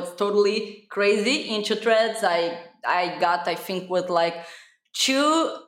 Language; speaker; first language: English; non-native, fluent; Portuguese